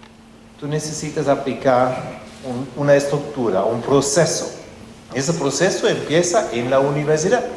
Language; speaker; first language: Spanish; non-native, fluent; German